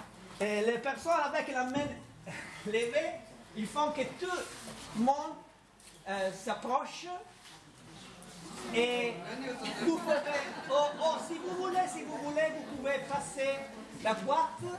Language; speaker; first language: French; non-native, fluent; Italian